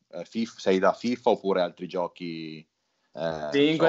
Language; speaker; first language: Italian; native; Italian